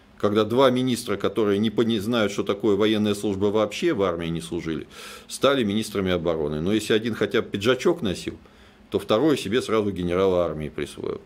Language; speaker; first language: Russian; native; Russian